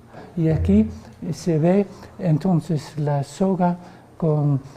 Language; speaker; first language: Spanish; non-native, fluent; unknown